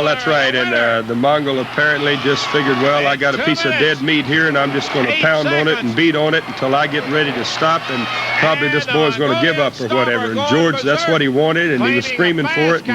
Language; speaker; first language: English; native; English